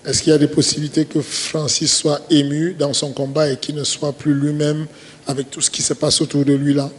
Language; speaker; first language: French; native; French